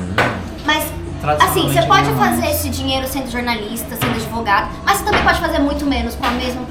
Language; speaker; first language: Portuguese; native; Portuguese